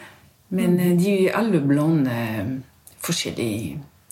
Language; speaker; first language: Norwegian; non-native, fluent; French